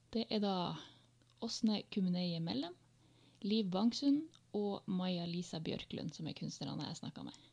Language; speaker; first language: Norwegian; native; Norwegian